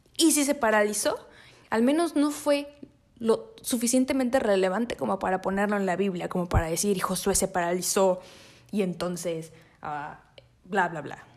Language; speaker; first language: Spanish; native; Spanish